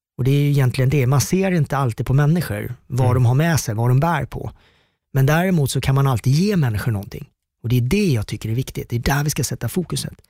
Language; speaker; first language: Swedish; native; Swedish